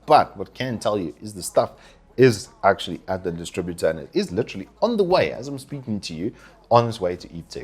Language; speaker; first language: English; native; English